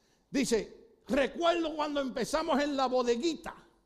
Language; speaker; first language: Spanish; native; Spanish